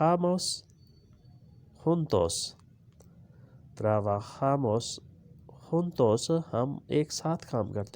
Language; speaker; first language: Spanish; non-native, learner; Urdu